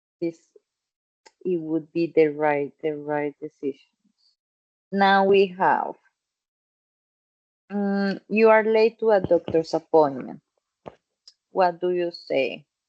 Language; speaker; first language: English; non-native, fluent; Spanish